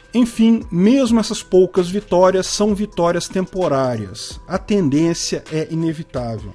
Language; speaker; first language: Portuguese; native; Portuguese